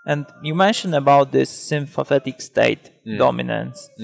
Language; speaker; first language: English; non-native, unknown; Polish